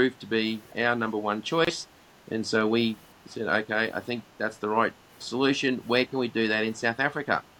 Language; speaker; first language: English; native; English